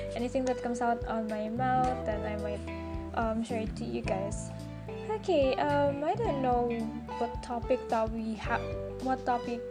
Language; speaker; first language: English; non-native, local second language; Cebuano